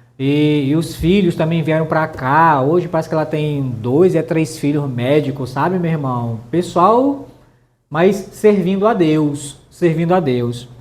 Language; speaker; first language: Portuguese; native; Portuguese